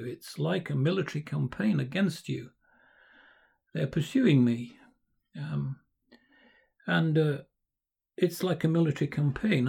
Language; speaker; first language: English; native; English